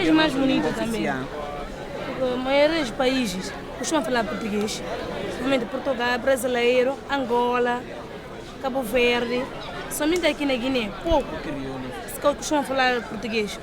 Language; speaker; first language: Portuguese; non-native, local second language; Upper Guinea Crioulo